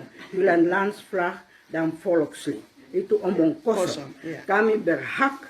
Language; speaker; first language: Indonesian; non-native, local second language; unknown